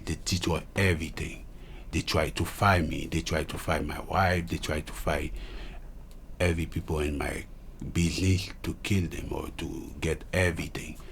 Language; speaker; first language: English; non-native, local second language; Haitian Creole